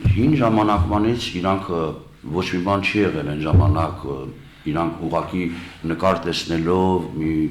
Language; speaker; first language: Armenian; native; Armenian